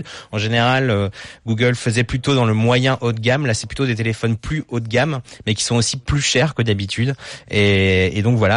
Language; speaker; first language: French; native; French